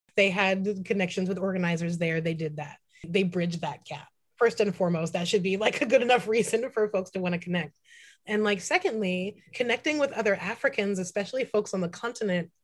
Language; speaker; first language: English; native; English